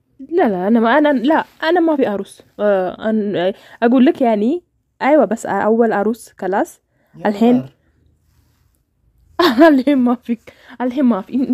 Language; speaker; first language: Arabic; non-native, learner; Oromo